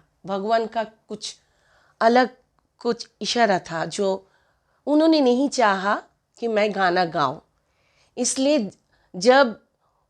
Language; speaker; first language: Hindi; non-native, local second language; Bangla